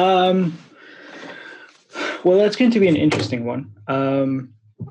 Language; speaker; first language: English; non-native, fluent; Hungarian